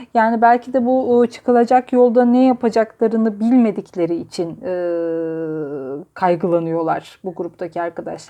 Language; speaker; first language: Turkish; native; Turkish